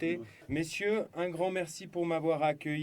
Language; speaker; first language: French; native; French